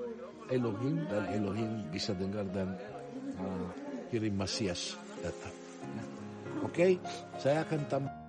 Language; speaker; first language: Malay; non-native, learner; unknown